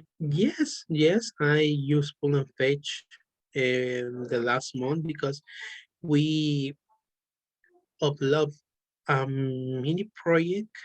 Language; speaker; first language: English; non-native, learner; Spanish